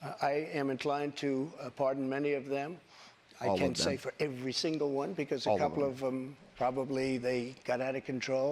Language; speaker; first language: English; native; English